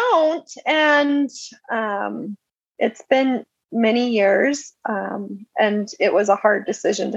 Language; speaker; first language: English; native; English